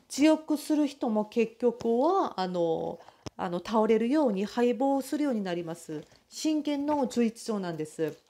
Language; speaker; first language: Japanese; non-native, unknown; Korean